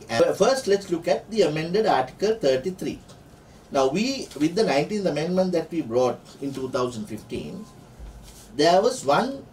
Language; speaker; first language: English; non-native, local second language; Sinhala